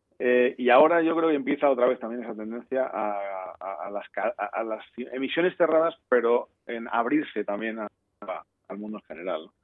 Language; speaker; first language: Spanish; native; Spanish